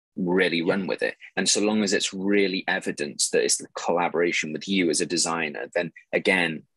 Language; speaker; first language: English; native; English